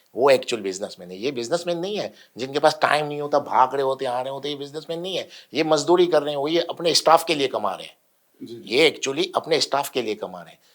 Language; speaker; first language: Urdu; native; Urdu